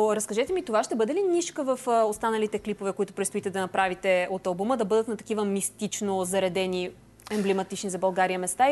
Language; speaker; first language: Bulgarian; native; Bulgarian